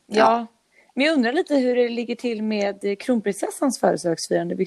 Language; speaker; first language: Swedish; native; Swedish